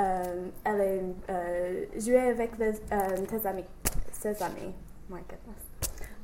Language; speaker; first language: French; non-native, learner; English